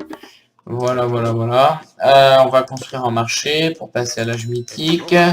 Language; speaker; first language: French; native; French